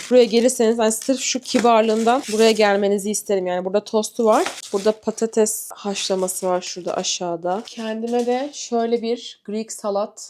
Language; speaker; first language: Turkish; native; Turkish